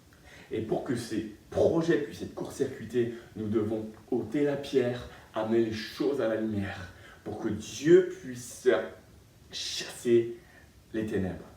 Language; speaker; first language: French; native; French